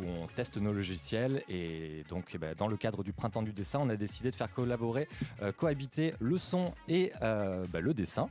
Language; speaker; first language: French; native; French